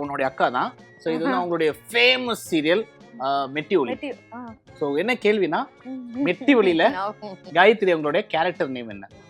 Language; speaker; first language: Tamil; native; Tamil